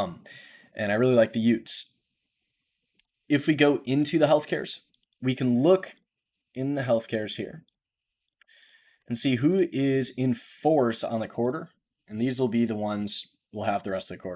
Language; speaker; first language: English; native; English